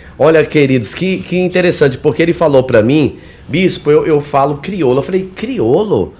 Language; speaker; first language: Portuguese; native; Portuguese